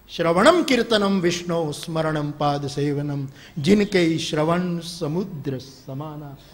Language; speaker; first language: Hindi; non-native, local second language; Gujarati